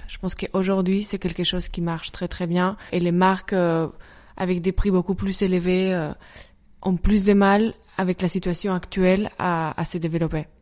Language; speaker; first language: French; non-native, fluent; Spanish